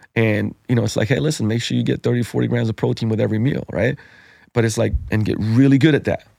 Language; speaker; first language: English; non-native, fluent; Slovenian